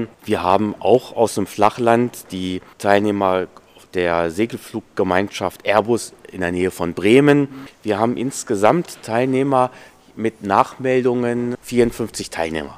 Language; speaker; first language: German; native; German